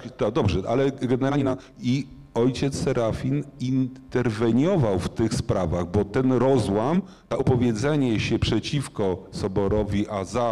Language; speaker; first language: Polish; native; Polish